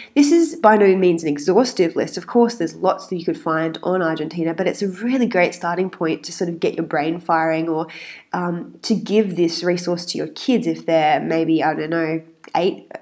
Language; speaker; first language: English; native; English